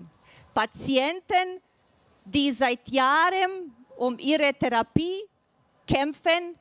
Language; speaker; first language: German; non-native, fluent; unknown